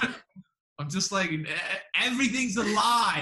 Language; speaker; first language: English; native; English